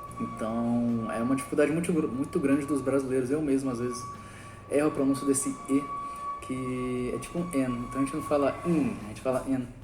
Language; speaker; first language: Portuguese; native; Portuguese